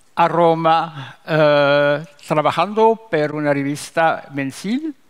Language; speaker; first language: Spanish; non-native, learner; French